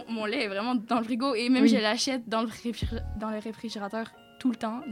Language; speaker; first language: French; native; French